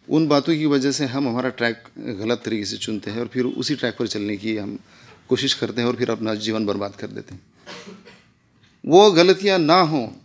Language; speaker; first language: Hindi; non-native, local second language; Marathi